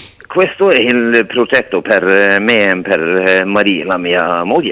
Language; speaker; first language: Italian; non-native, fluent; Norwegian